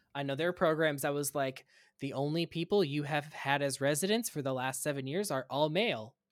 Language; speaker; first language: English; native; English